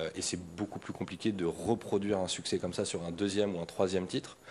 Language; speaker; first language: French; native; French